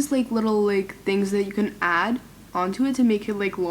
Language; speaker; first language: English; native; English